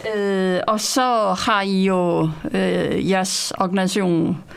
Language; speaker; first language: Danish; non-native, fluent; Chinese